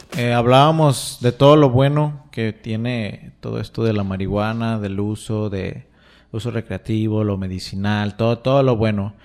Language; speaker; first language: Spanish; native; Spanish